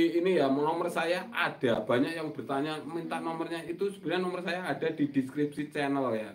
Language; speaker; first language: Indonesian; non-native, local second language; Javanese